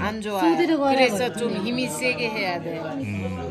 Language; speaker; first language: Korean; non-native, learner; Nepali